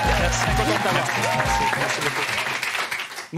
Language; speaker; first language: French; native; French